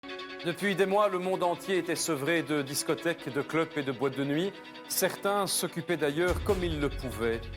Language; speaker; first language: French; native; French